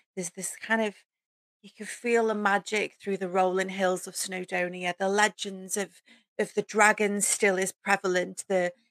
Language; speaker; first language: English; native; English